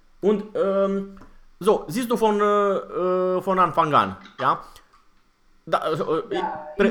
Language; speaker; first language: German; non-native, fluent; Romanian